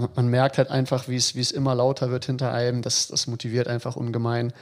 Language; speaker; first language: German; native; German